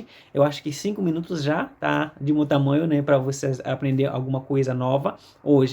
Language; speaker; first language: Portuguese; non-native, fluent; Haitian Creole